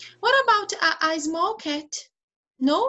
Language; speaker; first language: English; non-native, fluent; Portuguese